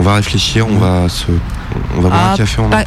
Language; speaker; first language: French; native; French